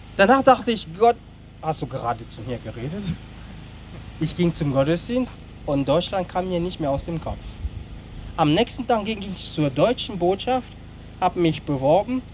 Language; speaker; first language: German; non-native, fluent; French